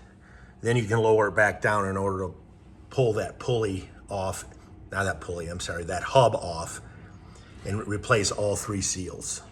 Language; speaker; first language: English; native; English